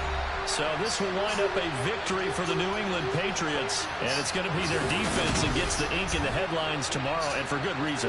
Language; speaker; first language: English; native; English